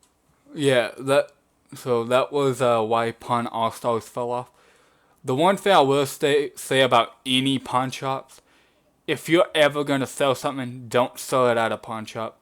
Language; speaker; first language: English; native; English